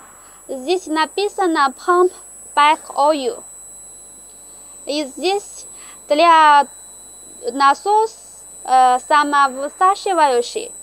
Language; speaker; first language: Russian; non-native, learner; Chinese